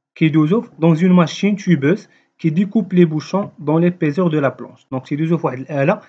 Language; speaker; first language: French; non-native, local second language; Arabic